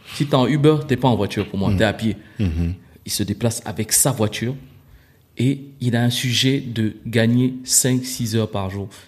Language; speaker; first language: French; native; French